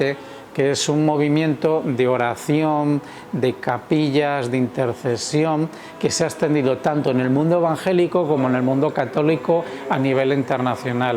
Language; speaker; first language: Spanish; native; Spanish